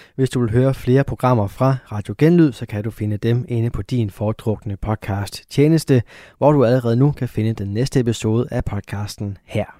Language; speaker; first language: Danish; native; Danish